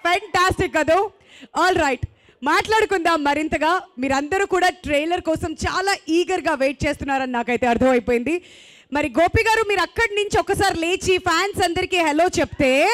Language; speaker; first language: Telugu; native; Telugu